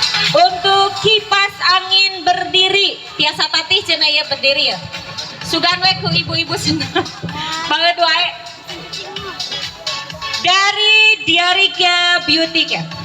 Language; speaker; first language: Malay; non-native, local second language; Sundanese